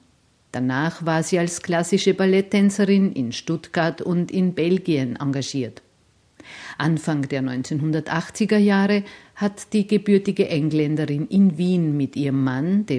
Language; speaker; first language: German; native; German